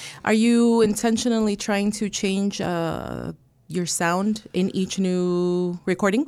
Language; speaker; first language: English; early bilingual, other home language; Spanish